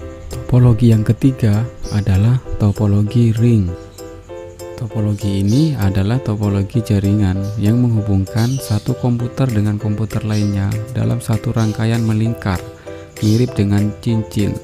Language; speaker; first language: Indonesian; native; Indonesian